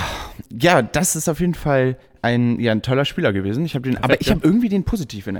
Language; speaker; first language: German; native; German